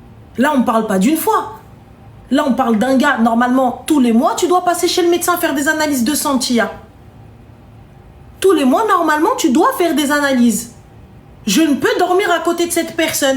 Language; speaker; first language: French; native; French